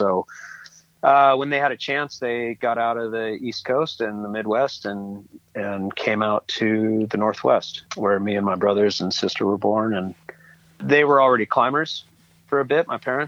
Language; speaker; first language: English; native; English